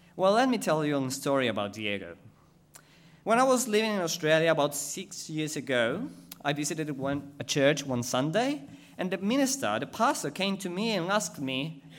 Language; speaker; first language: English; non-native, fluent; Spanish